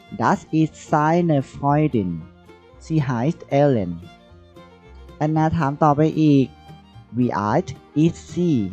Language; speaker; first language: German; non-native, fluent; Thai